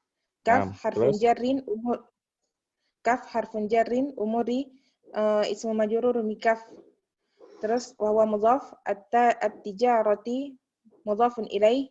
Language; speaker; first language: Arabic; non-native, learner; Indonesian